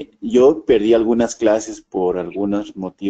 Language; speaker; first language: Spanish; native; Spanish